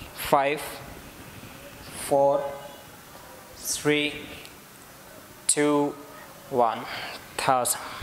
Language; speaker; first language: English; non-native, local second language; Hindi